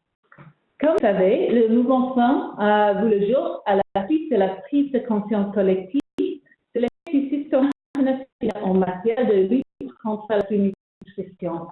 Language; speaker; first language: French; non-native, fluent; English